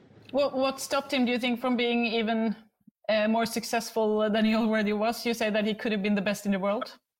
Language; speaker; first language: English; non-native, fluent; Norwegian